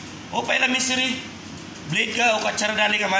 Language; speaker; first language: Hindi; non-native, learner; Filipino